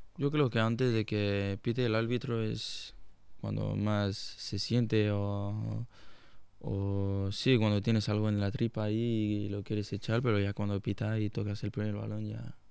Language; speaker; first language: Spanish; non-native, fluent; French